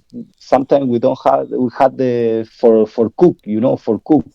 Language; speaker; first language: English; non-native, learner; Spanish